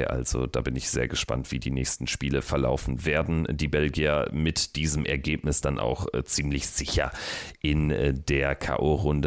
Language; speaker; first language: German; native; German